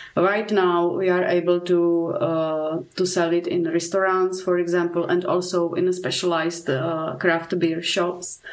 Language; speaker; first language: English; non-native, fluent; Czech